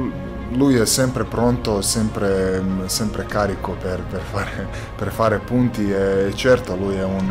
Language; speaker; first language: Italian; non-native, learner; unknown